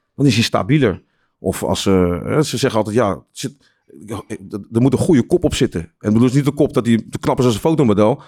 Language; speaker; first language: Dutch; native; Dutch